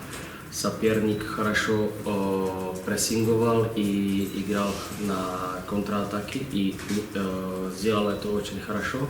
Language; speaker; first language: Russian; non-native, learner; Czech